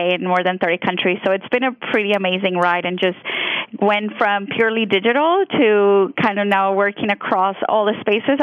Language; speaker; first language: English; non-native, fluent; Spanish